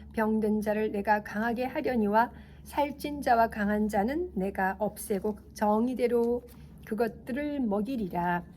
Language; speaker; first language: Korean; native; Korean